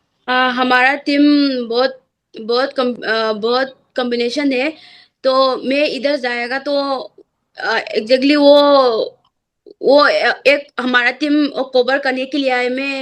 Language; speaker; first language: Hindi; non-native, local second language; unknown